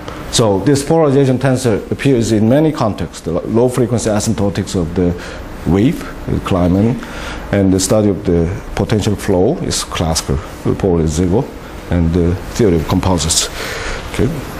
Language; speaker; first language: English; non-native, fluent; Korean